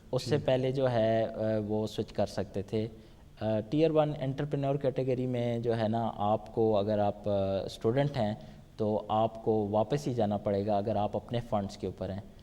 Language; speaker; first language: Urdu; native; Urdu